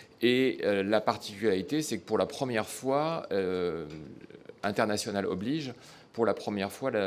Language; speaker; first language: French; native; French